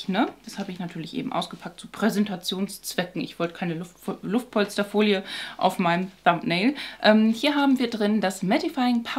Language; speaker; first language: German; native; German